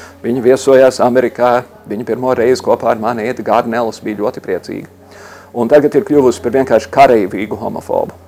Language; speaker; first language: Latvian; early bilingual, heritage; Latvian